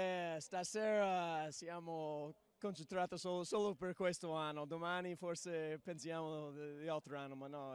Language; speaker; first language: Italian; non-native, learner; English